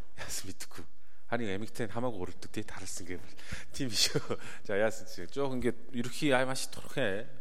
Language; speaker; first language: Mongolian; non-native, fluent; Korean